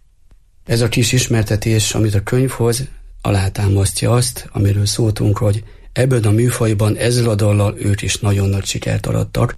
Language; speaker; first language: Hungarian; native; Hungarian